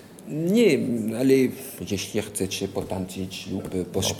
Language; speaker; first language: Polish; non-native, fluent; French